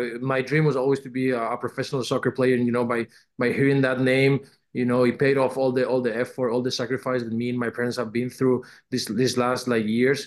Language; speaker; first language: English; non-native, fluent; Spanish